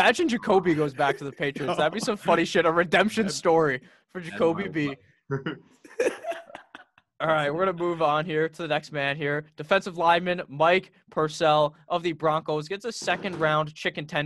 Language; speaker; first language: English; native; English